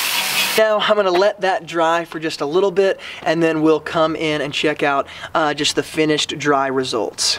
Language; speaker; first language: English; native; English